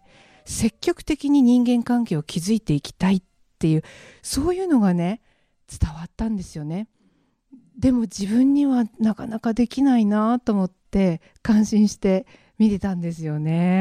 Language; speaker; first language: Japanese; native; Japanese